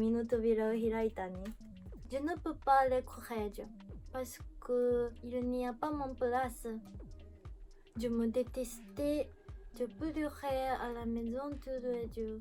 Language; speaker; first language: French; non-native, learner; Japanese